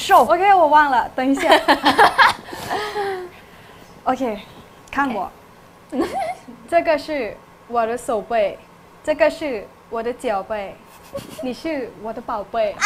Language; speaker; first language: Chinese; non-native, learner; Thai